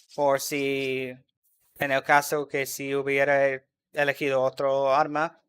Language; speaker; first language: Spanish; non-native, fluent; English